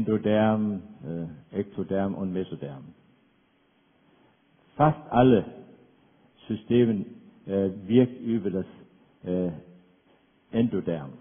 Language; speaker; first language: German; non-native, fluent; Danish